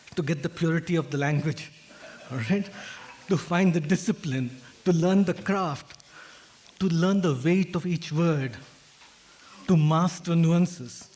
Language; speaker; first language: English; non-native, local second language; Hindi